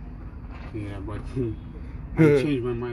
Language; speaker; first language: English; non-native, learner; Romanian